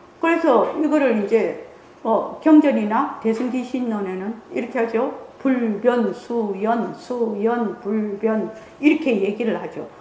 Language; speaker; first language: Korean; native; Korean